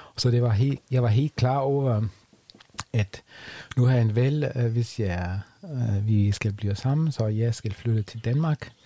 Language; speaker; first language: Danish; non-native, fluent; German